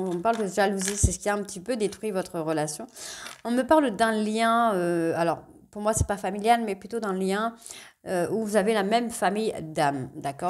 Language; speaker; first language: French; native; French